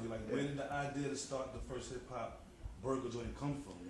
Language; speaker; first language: English; native; English